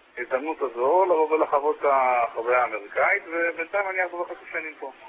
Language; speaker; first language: Hebrew; native; Hebrew